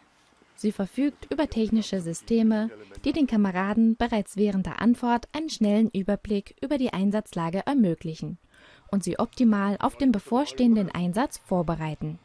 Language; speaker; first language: German; native; German